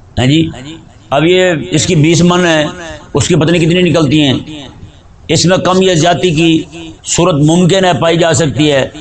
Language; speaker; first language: Urdu; native; Urdu